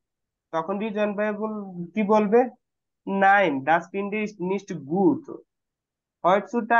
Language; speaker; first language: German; non-native, fluent; Bangla